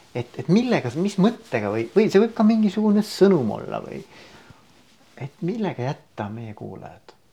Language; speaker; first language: Estonian; native; Estonian